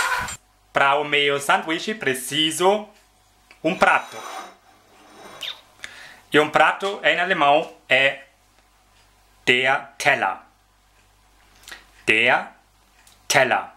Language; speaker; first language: Portuguese; non-native, fluent; German